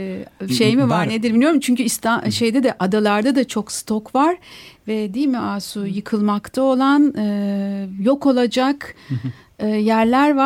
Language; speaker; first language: Turkish; native; Turkish